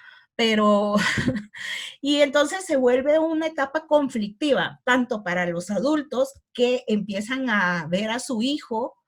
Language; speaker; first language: Spanish; native; Spanish